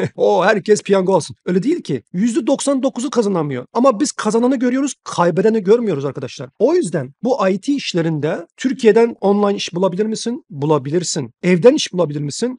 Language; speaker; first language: Turkish; non-native, fluent; Chinese